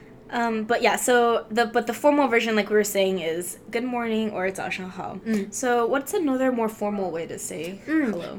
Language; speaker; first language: English; early bilingual, other home language; Chinese